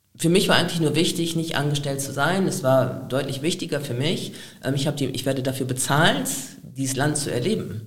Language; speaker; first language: German; native; German